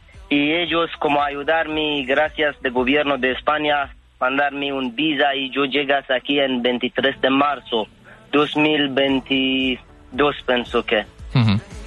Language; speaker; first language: Spanish; non-native, learner; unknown